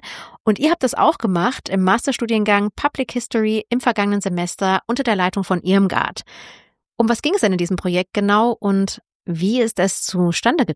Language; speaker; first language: German; native; German